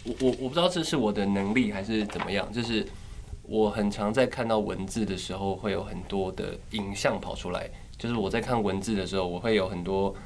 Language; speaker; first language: Chinese; native; Chinese